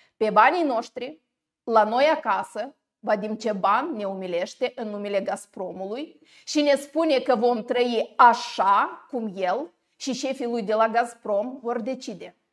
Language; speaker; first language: Romanian; native; Romanian